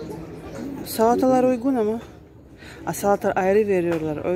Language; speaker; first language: Turkish; non-native, local second language; Russian